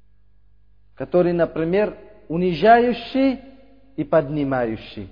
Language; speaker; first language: Russian; non-native, learner; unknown